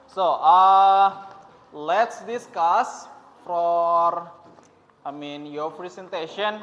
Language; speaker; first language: English; non-native, learner; Indonesian